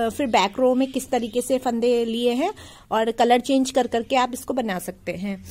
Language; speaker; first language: Hindi; native; Hindi